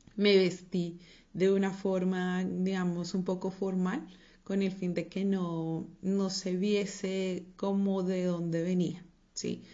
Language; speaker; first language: Spanish; native; Spanish